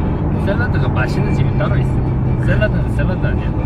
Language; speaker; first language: Korean; native; Korean